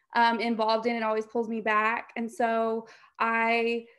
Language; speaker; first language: English; native; English